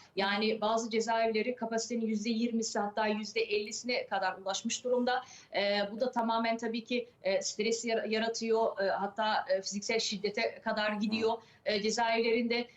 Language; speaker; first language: Turkish; early bilingual, other home language; French